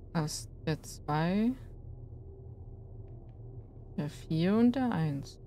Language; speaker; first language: German; native; German